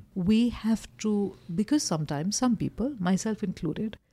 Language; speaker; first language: English; non-native, local second language; Hindi